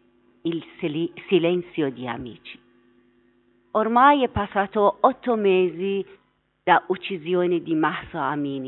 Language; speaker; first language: Italian; non-native, fluent; Persian